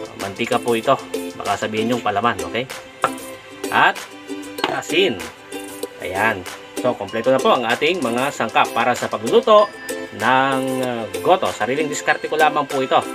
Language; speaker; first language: Filipino; non-native, local second language; Iloko